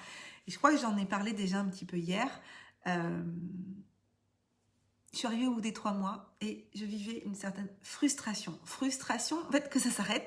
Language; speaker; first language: French; native; French